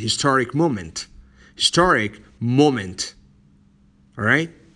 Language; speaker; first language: English; non-native, fluent; Persian